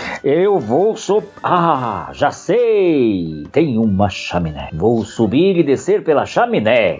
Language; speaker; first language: Portuguese; native; Portuguese